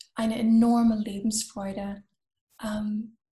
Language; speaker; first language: German; non-native, fluent; English